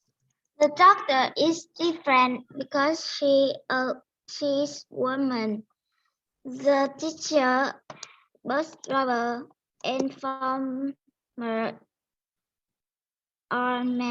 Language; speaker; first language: English; non-native, learner; Vietnamese